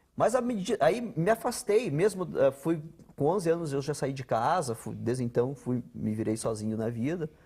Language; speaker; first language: Portuguese; non-native, local second language; Ukrainian